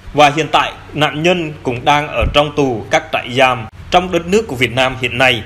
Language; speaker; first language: Vietnamese; non-native, local second language; Jarai